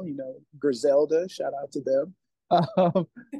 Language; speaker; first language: English; native; English